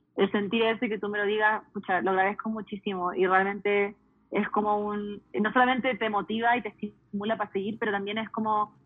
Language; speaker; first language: Spanish; early bilingual, heritage; Spanish